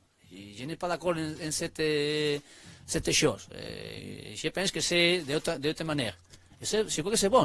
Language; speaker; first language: French; non-native, learner; Spanish